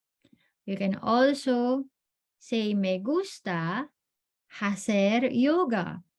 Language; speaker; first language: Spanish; non-native, fluent; Filipino